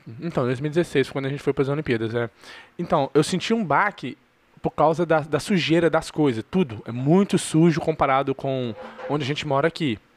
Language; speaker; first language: Portuguese; early bilingual, heritage; Portuguese